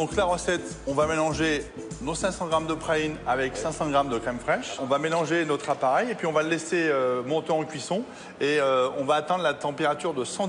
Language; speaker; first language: French; native; French